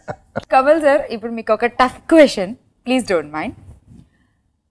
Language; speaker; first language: Telugu; native; Telugu